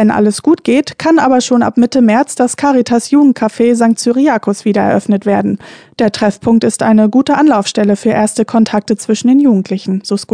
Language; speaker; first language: German; native; German